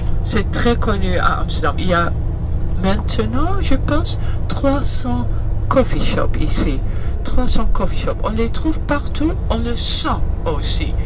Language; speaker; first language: French; early bilingual, heritage; Dutch